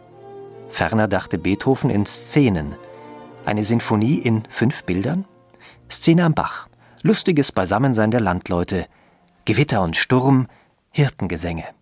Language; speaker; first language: German; native; German